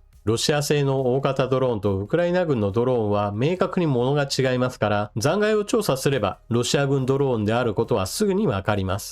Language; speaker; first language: Japanese; native; Japanese